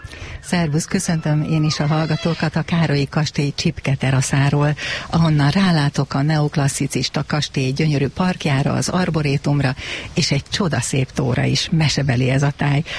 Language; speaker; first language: Hungarian; native; Hungarian